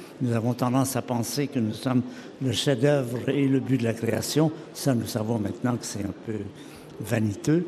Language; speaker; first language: French; native; French